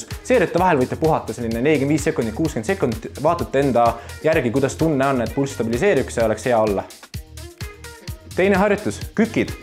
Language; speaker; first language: Estonian; native; Estonian